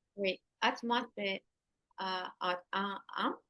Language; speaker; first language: French; non-native, learner; Ukrainian